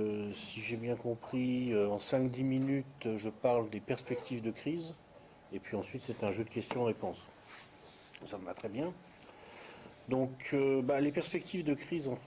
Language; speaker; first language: French; native; French